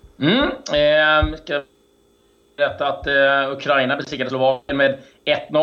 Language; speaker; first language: Swedish; native; Swedish